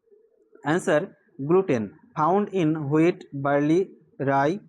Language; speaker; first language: English; non-native, local second language; Bangla